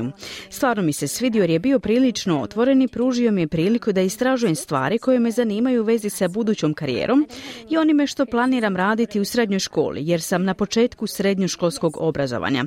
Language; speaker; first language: Serbian; native; Serbian